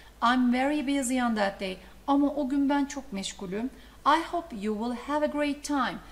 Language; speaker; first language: English; non-native, fluent; Turkish